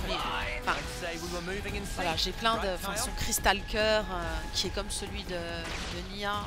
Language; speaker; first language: French; native; French